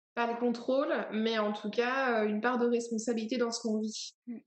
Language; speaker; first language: French; native; French